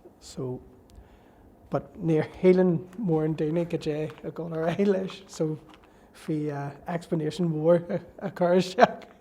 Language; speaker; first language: Irish; non-native, local second language; English